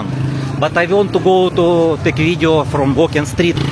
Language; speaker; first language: English; non-native, learner; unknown